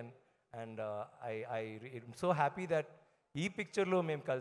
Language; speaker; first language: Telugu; non-native, learner; Tamil